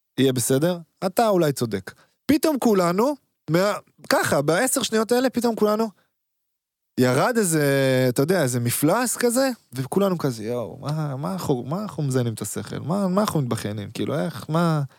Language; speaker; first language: Hebrew; native; Hebrew